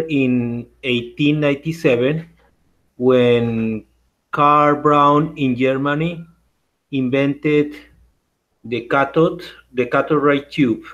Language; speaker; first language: English; non-native, learner; Spanish